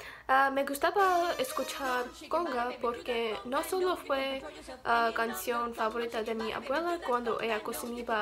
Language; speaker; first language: Spanish; non-native, learner; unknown